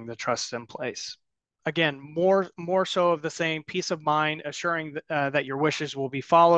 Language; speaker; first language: English; native; English